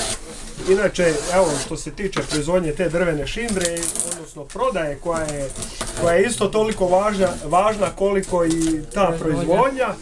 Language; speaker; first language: Croatian; native; Croatian